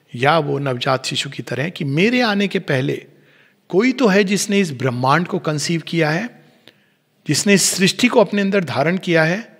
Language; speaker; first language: Hindi; native; Hindi